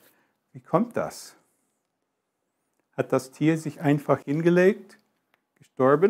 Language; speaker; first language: German; non-native, fluent; English